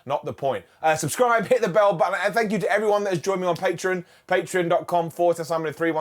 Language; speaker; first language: English; native; English